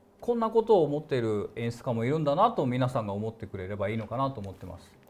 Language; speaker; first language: Japanese; native; Japanese